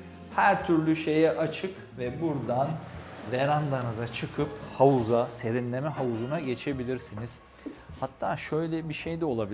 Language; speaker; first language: Turkish; native; Turkish